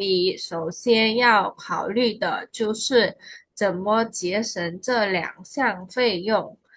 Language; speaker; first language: Chinese; non-native, fluent; Khmer